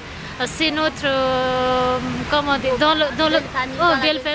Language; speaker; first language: French; non-native, learner; Nepali